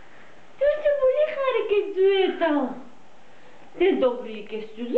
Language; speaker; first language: Greek; non-native, learner; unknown